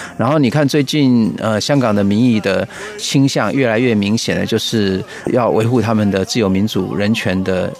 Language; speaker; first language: Chinese; native; Chinese